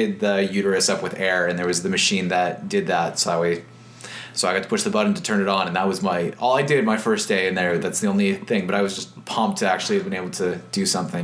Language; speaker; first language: English; native; English